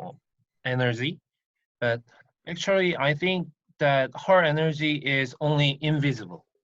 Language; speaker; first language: English; non-native, learner; Korean